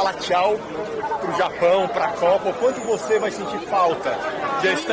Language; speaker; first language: Portuguese; native; Portuguese